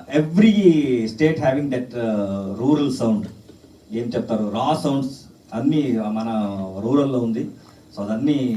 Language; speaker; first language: Telugu; non-native, learner; Kannada